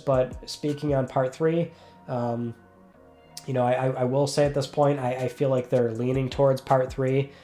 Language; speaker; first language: English; native; English